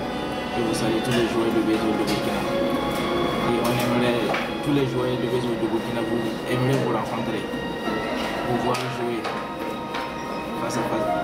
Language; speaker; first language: French; non-native, learner; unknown